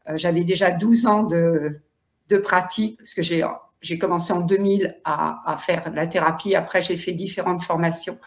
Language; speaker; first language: French; native; French